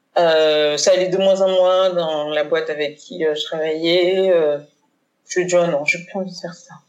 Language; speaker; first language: French; early bilingual, other home language; Haitian Creole